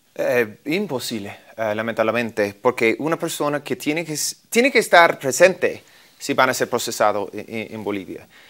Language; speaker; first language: Spanish; non-native, fluent; English